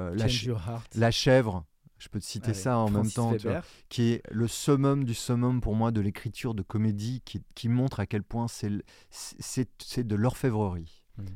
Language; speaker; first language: French; native; French